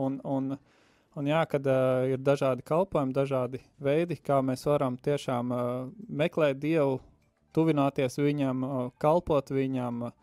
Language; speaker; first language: Latvian; native; Latvian